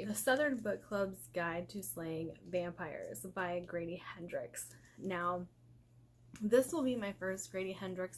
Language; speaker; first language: English; native; English